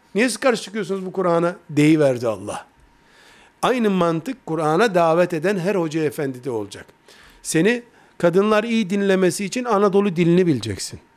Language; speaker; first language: Turkish; native; Turkish